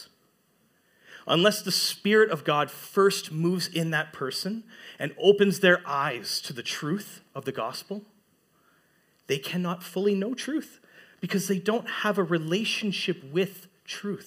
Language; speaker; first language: English; native; English